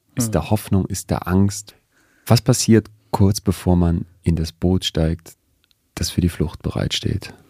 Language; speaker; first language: German; native; German